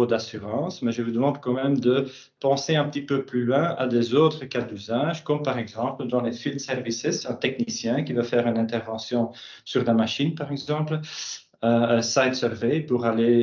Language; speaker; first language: French; native; French